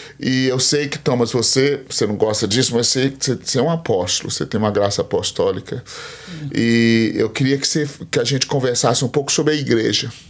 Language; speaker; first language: Portuguese; native; Portuguese